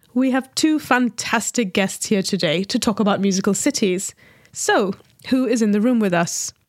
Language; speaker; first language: English; non-native, local second language; Hindi